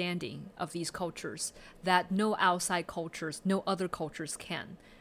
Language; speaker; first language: English; early bilingual, other home language; Chinese